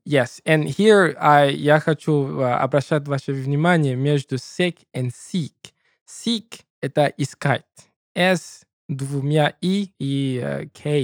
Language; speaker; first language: Russian; non-native, learner; English